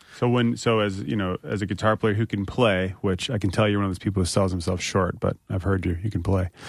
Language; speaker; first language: English; native; English